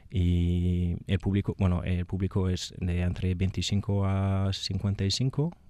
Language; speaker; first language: Spanish; non-native, fluent; French